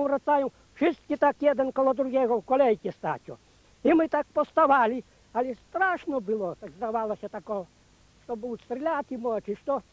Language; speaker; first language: Polish; non-native, local second language; Ukrainian